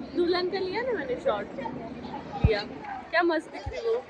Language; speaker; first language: Hindi; non-native, local second language; Marathi